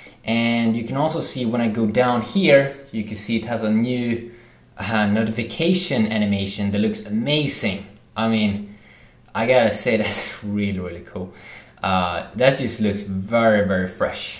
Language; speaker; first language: English; non-native, fluent; Swedish